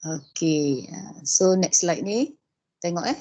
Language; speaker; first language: English; non-native, local second language; Malay